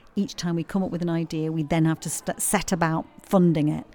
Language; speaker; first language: English; native; English